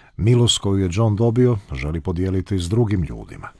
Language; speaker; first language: Croatian; native; Croatian